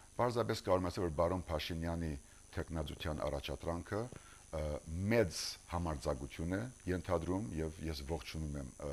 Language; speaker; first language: Armenian; early bilingual, heritage; Armenian